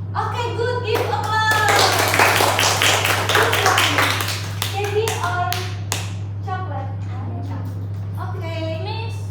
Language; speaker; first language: English; non-native, learner; Indonesian